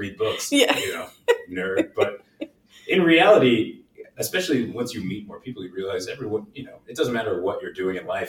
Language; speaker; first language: English; native; English